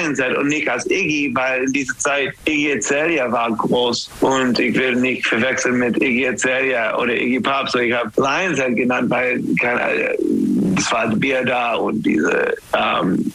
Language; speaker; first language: German; non-native, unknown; English